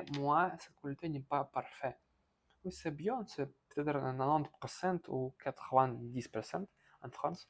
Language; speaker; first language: French; non-native, learner; Russian